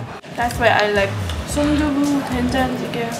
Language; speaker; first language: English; non-native, fluent; Persian